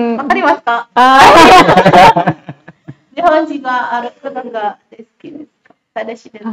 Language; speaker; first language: Japanese; non-native, learner; Indonesian